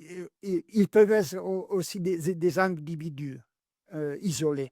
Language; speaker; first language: French; non-native, learner; Italian